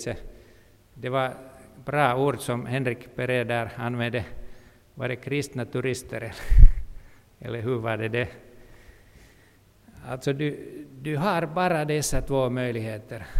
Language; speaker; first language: Swedish; non-native, local second language; Finnish